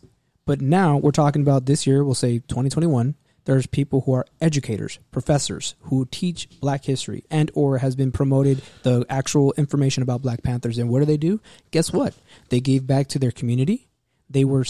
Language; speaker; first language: English; native; English